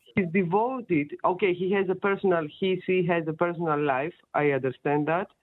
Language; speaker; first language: English; non-native, fluent; Greek